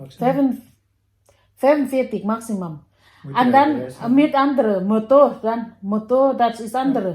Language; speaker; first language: Dutch; non-native, learner; Thai